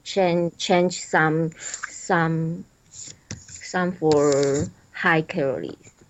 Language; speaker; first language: English; non-native, learner; Chinese